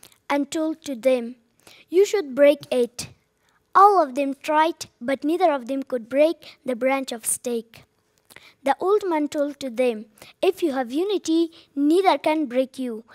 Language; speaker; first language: English; non-native, learner; Persian